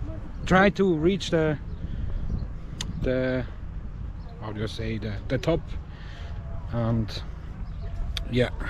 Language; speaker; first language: English; non-native, fluent; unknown